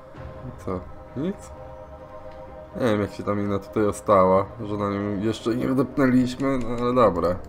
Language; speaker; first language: Polish; native; Polish